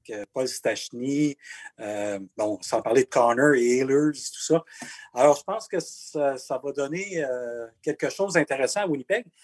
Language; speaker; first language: French; native; French